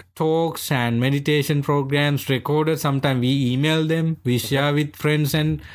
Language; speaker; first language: English; non-native, local second language; Sinhala